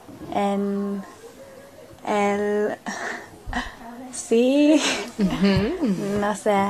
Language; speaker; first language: Spanish; non-native, learner; English